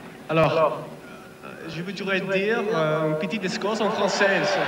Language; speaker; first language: French; non-native, learner; English